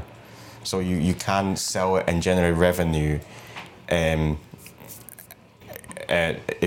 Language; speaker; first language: English; non-native, local second language; Cantonese